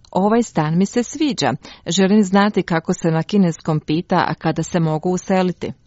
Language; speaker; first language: Croatian; native; Croatian